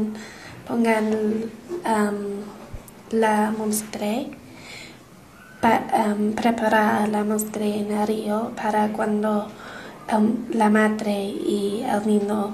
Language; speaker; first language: Spanish; non-native, learner; English